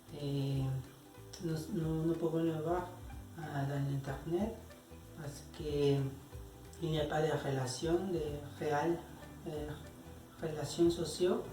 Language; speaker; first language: French; non-native, learner; Spanish